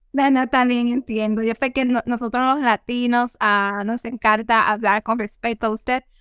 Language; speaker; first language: Spanish; native; Spanish